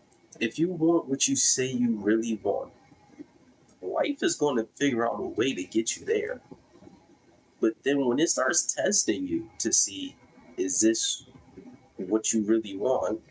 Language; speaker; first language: English; native; English